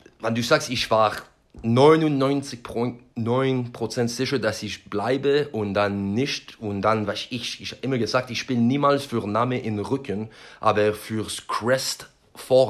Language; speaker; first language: German; non-native, learner; French